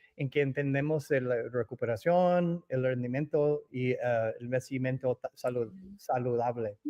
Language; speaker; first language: Spanish; early bilingual, other home language; English